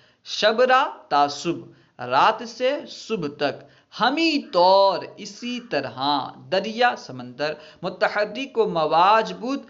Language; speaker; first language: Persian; non-native, fluent; Urdu